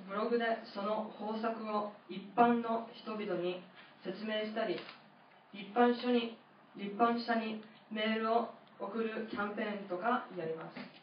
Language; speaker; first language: Japanese; non-native, fluent; English